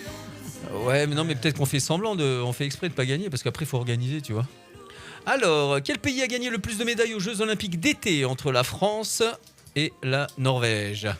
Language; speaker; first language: French; native; French